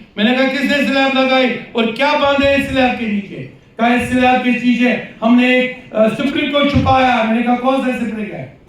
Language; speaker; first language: Urdu; non-native, local second language; Kashmiri